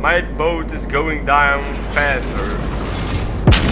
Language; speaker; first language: English; non-native, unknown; Dutch